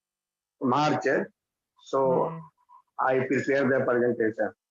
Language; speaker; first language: English; non-native, learner; Hindi